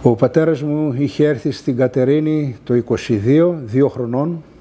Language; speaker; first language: Greek; early bilingual, other home language; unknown